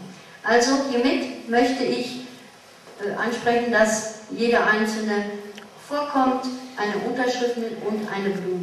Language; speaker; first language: German; non-native, fluent; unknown